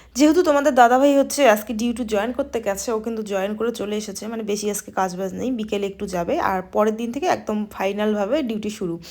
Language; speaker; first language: Bangla; non-native, local second language; Rangpuri